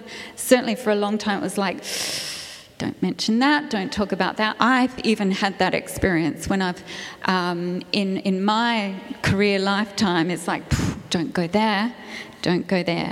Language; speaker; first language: English; native; English